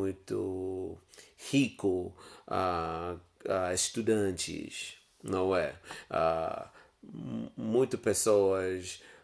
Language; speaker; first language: Portuguese; non-native, learner; English